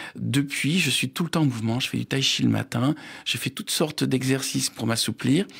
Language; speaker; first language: French; native; French